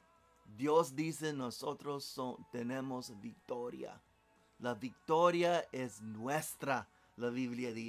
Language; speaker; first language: Spanish; non-native, learner; English